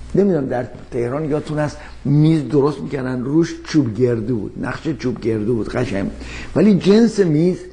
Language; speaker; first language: Persian; native; Persian